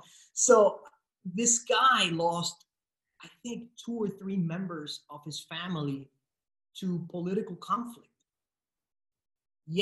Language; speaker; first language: English; non-native, fluent; Spanish